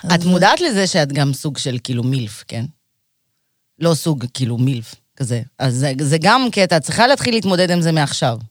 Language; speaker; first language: Hebrew; early bilingual, other home language; Russian